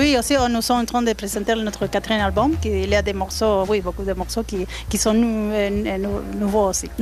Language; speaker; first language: French; non-native, fluent; Spanish